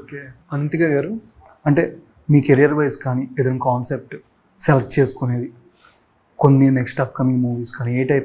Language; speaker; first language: Telugu; native; Telugu